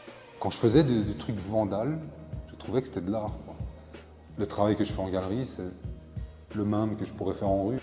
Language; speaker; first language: French; native; French